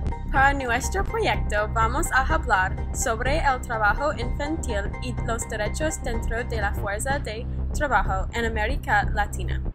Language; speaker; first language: Spanish; non-native, learner; English